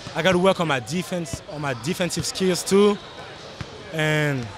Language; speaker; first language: English; non-native, fluent; French